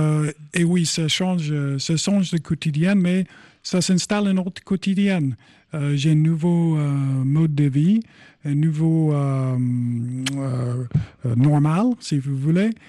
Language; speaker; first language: French; non-native, fluent; English